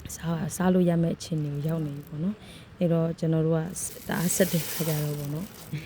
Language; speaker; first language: Burmese; native; Burmese